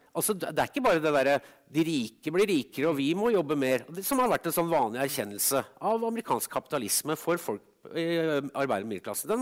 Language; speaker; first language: Norwegian; native; Norwegian